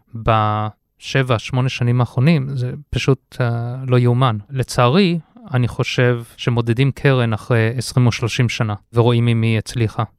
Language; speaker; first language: Hebrew; early bilingual, heritage; Hebrew